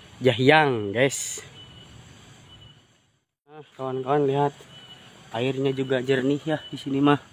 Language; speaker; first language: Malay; non-native, local second language; Sundanese